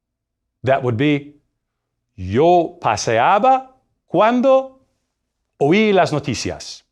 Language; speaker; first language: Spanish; non-native, fluent; English